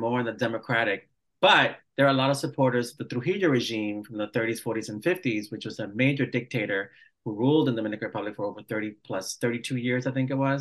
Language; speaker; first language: English; early bilingual, other home language; Spanish